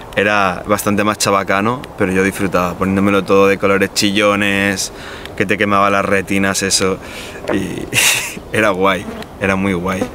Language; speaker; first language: Spanish; native; Spanish